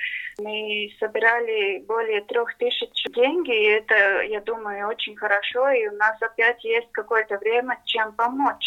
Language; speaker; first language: Russian; non-native, local second language; Latvian